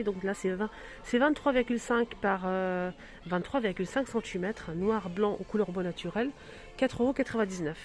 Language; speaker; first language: French; native; French